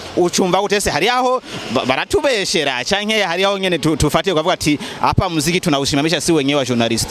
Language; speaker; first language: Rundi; native; Rundi